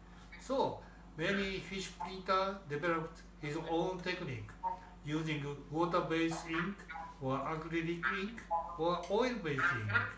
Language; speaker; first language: English; non-native, learner; Japanese